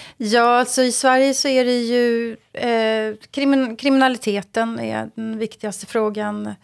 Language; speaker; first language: Swedish; native; Swedish